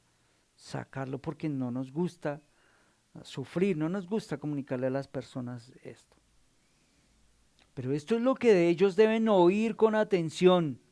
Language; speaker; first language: Spanish; native; Spanish